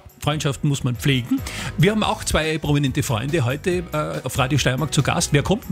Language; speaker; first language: German; native; German